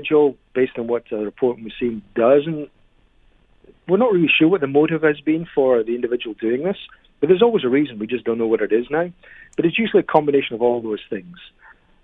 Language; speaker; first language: English; native; English